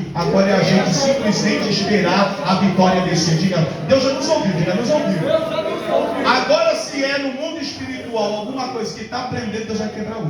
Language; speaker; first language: Portuguese; native; Portuguese